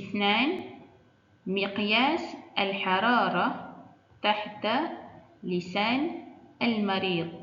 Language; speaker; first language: Arabic; non-native, fluent; Malay